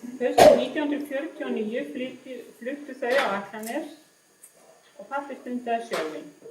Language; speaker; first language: Icelandic; native; Icelandic